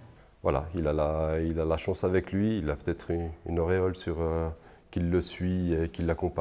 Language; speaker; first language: French; native; French